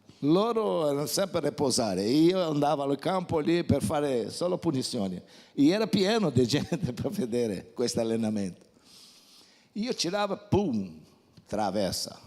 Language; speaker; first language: Italian; non-native, fluent; Portuguese